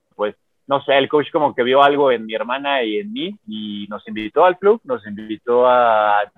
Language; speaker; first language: Spanish; native; Spanish